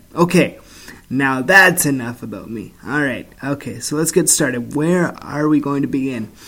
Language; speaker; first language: English; native; English